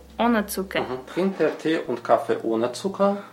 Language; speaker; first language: German; non-native, learner; Russian